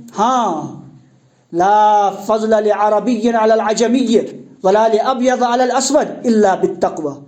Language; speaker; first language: Urdu; non-native, local second language; Kashmiri